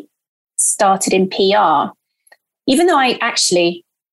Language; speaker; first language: English; early bilingual, other home language; Portuguese